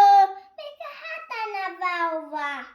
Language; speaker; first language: Finnish; non-native, learner; Filipino